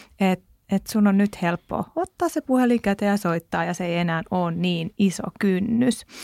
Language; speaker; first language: Finnish; native; Finnish